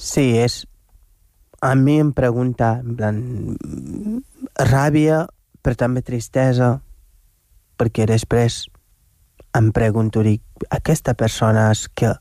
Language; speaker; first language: Catalan; non-native, fluent; Wolof